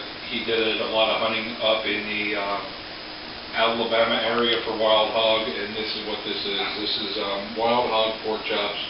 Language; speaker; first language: English; native; English